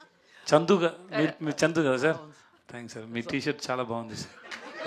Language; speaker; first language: Telugu; non-native, learner; Tamil